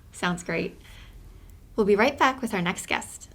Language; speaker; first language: English; native; English